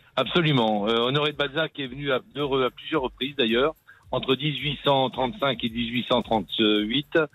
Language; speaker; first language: French; native; French